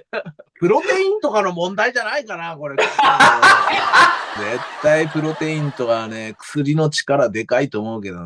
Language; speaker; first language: Japanese; native; Japanese